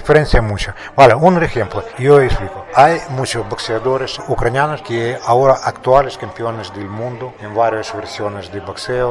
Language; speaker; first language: Spanish; non-native, learner; Russian